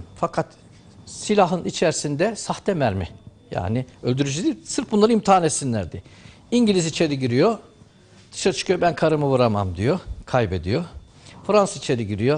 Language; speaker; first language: Turkish; native; Turkish